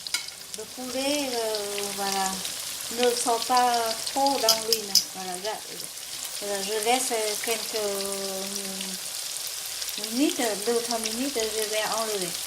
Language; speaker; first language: French; non-native, learner; Vietnamese